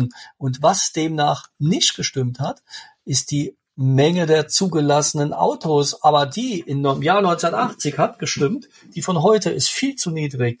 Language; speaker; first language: German; native; German